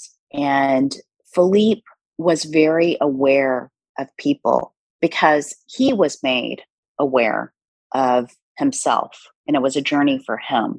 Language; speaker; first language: English; early bilingual, other home language; Korean